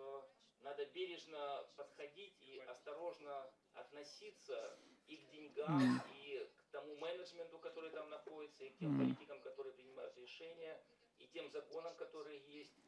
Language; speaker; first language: Russian; native; Russian